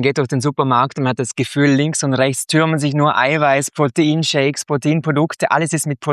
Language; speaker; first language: German; native; German